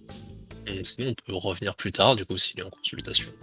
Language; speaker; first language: French; native; French